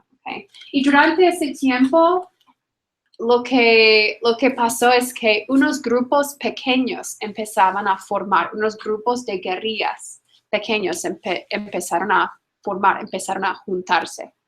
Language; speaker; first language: Spanish; non-native, fluent; English